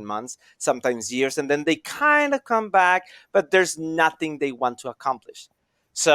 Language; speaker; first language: English; non-native, fluent; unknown